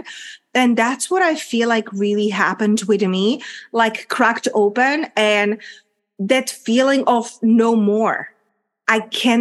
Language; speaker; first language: English; non-native, fluent; Czech